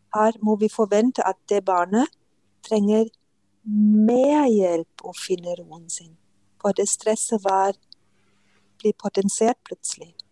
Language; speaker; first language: Norwegian; non-native, fluent; German